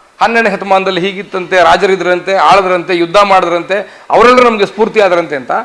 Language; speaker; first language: Kannada; native; Kannada